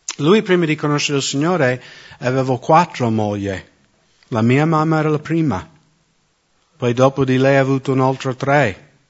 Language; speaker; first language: Italian; non-native, fluent; English